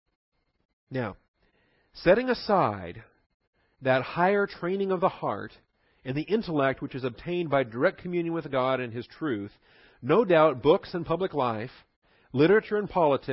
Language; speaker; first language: English; native; English